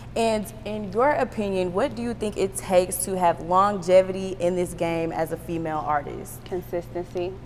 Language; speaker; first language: English; native; English